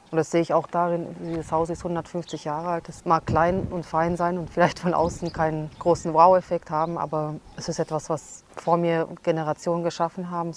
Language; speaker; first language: German; early bilingual, other home language; Hungarian